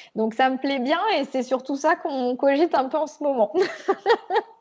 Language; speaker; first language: French; native; French